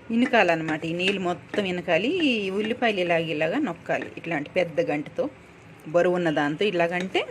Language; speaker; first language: Telugu; non-native, local second language; Urdu